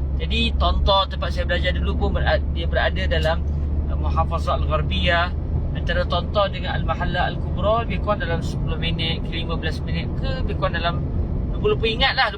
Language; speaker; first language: Malay; native; Malay